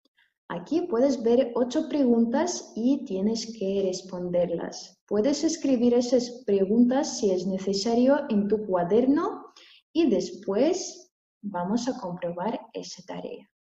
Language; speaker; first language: Spanish; non-native, fluent; Russian